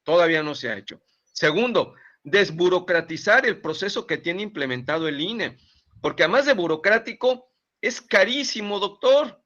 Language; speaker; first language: Spanish; native; Spanish